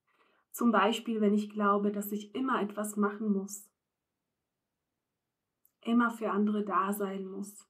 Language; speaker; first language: German; non-native, fluent; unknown